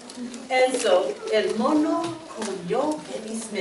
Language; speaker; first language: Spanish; non-native, learner; English